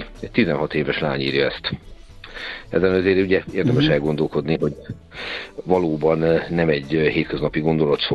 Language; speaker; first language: Hungarian; native; Hungarian